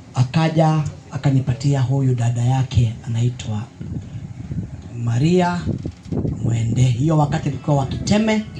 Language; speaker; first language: Swahili; non-native, local second language; Kikuyu